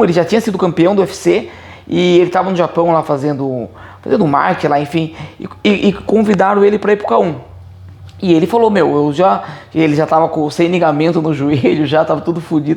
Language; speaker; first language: Portuguese; native; Portuguese